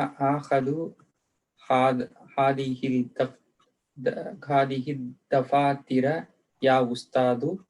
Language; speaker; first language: Arabic; non-native, learner; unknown